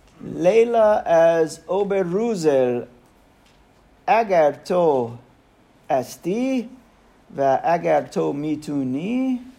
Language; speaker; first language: Persian; non-native, learner; German